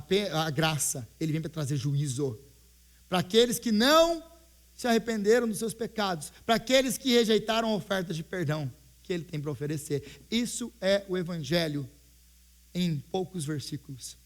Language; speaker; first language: Portuguese; native; Portuguese